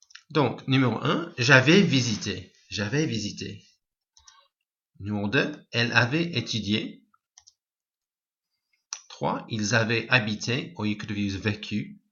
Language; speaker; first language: French; non-native, fluent; English